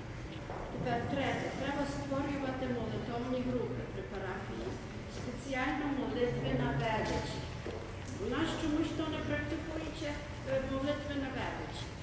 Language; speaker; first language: Ukrainian; early bilingual, heritage; Ukrainian